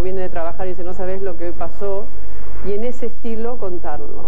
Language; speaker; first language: Spanish; native; Spanish